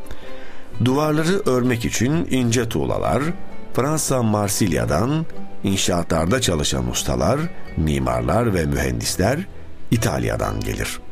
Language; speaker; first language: Turkish; native; Turkish